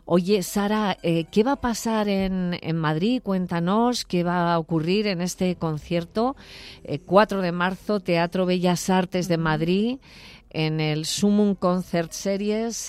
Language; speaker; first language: Spanish; native; Spanish